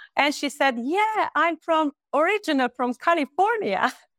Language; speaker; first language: English; non-native, fluent; Hungarian